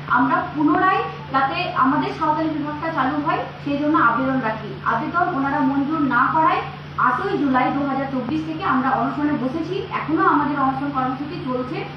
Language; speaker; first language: Bangla; non-native, local second language; Santali